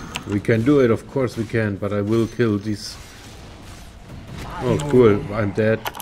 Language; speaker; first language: English; non-native, fluent; German